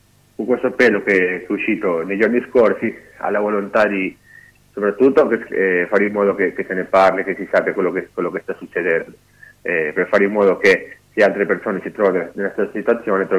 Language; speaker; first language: Italian; non-native, fluent; Spanish